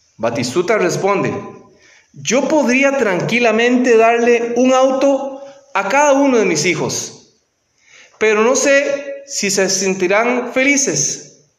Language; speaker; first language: Spanish; native; Spanish